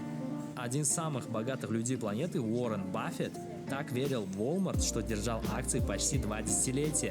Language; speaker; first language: Russian; native; Russian